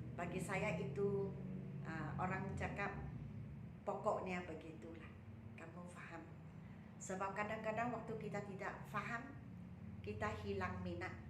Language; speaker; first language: Malay; non-native, local second language; Chinese